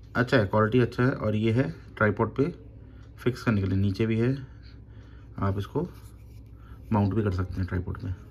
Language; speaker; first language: Hindi; native; Hindi